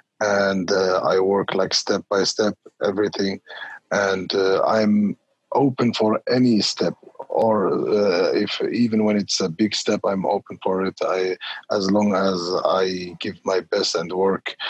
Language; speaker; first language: English; non-native, fluent; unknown